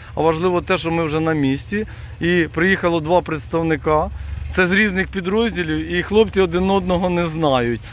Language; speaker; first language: Ukrainian; non-native, local second language; Russian